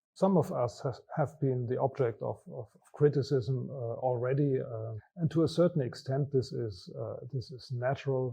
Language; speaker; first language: English; non-native, fluent; German